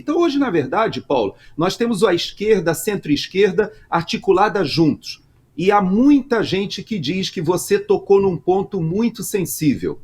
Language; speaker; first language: Portuguese; native; Portuguese